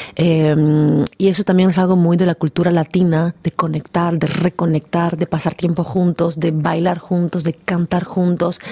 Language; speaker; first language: Spanish; native; Spanish